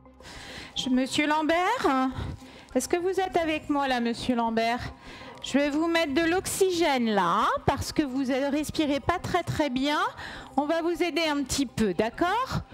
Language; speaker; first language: French; native; French